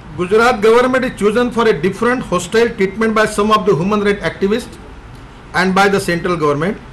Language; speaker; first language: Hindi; non-native, local second language; Marathi